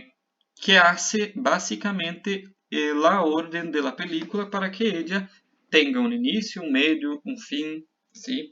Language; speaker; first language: Spanish; non-native, fluent; Portuguese